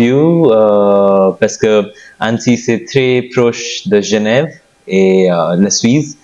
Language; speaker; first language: French; non-native, learner; Hindi